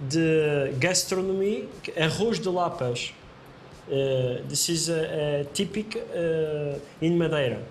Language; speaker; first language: English; non-native, learner; Portuguese